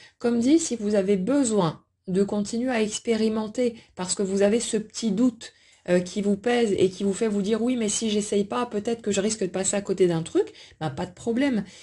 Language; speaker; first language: French; native; French